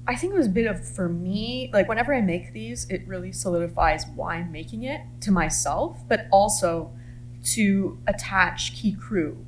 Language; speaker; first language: English; native; English